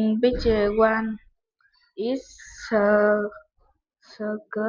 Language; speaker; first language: English; non-native, learner; Vietnamese